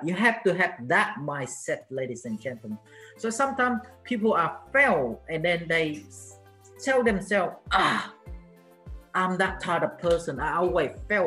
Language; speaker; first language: English; non-native, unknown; Vietnamese